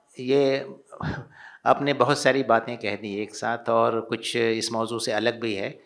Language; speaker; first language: Urdu; native; Urdu